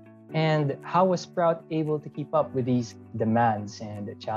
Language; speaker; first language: English; non-native, local second language; Filipino